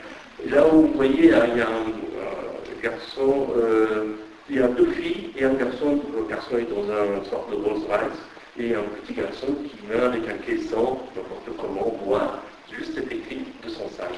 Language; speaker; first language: French; non-native, fluent; Persian